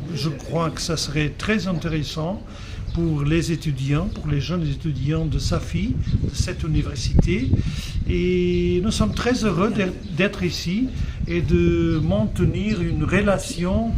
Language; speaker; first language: French; non-native, fluent; Portuguese